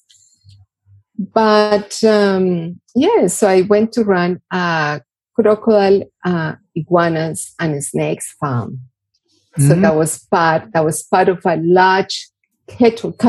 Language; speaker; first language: English; non-native, fluent; Spanish